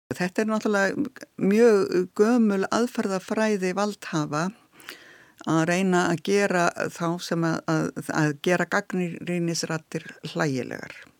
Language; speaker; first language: Icelandic; native; Icelandic